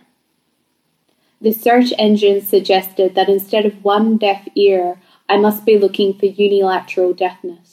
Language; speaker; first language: English; native; English